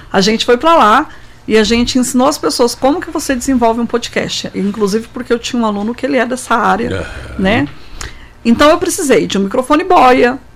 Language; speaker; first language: Portuguese; native; Portuguese